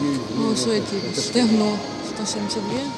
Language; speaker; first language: Russian; non-native, local second language; Ukrainian